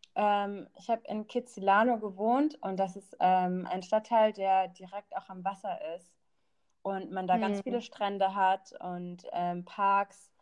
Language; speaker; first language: German; non-native, local second language; Thai